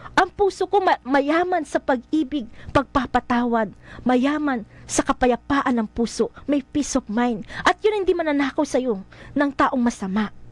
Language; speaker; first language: Filipino; native; Filipino